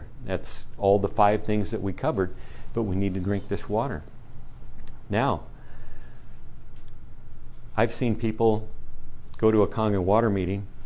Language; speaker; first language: English; native; English